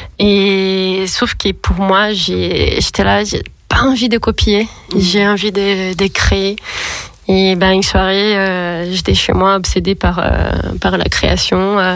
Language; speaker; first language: French; non-native, fluent; Portuguese